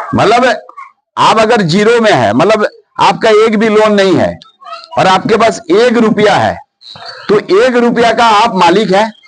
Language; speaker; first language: Hindi; non-native, local second language; Bangla